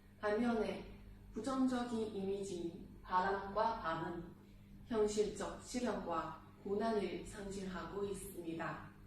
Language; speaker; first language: Korean; non-native, fluent; Chinese